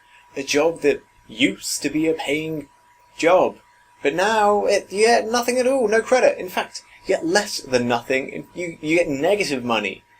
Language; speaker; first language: English; native; English